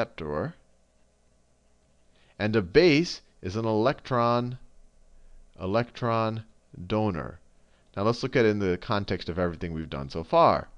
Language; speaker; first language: English; native; English